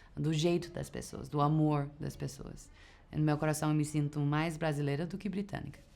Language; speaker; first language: Portuguese; early bilingual, heritage; Portuguese